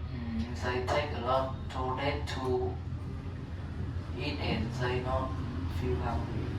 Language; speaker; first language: English; non-native, learner; Vietnamese